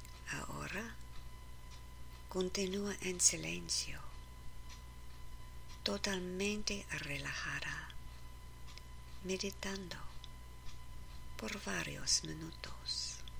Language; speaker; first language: Spanish; non-native, learner; English